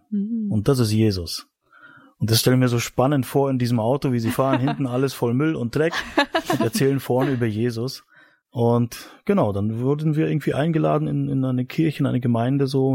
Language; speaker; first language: German; native; German